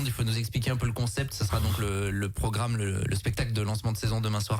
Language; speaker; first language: French; native; French